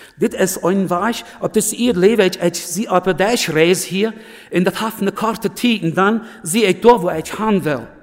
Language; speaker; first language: German; early bilingual, other home language; Plautdietsch